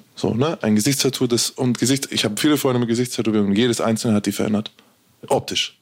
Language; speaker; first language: German; native; German